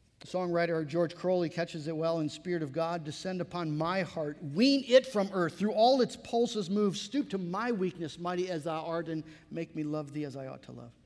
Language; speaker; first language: English; native; English